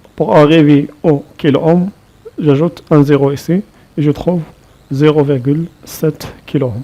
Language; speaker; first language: French; non-native, local second language; Arabic